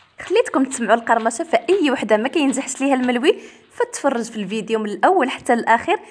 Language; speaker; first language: Arabic; native; Arabic